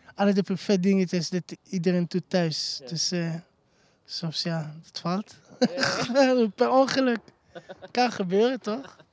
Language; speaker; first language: Dutch; non-native, learner; Hebrew